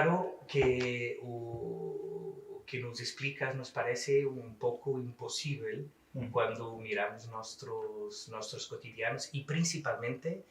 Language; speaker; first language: Spanish; non-native, fluent; Portuguese